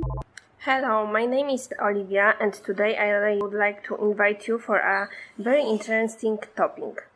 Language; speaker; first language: English; non-native, fluent; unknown